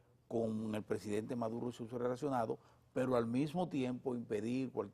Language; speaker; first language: Spanish; native; Spanish